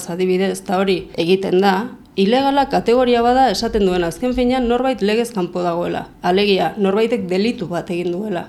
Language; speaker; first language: Basque; native; Basque